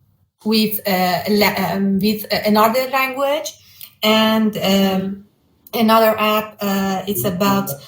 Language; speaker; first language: English; non-native, learner; Persian